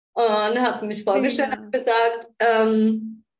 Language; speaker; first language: German; non-native, fluent; Polish